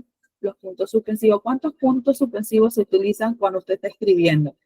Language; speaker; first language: Spanish; native; Spanish